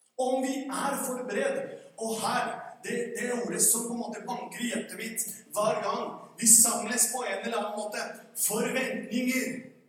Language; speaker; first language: Norwegian; non-native, fluent; Spanish